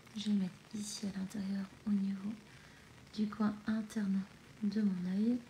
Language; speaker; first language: French; native; French